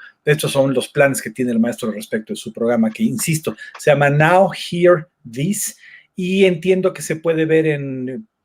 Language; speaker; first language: Spanish; native; Spanish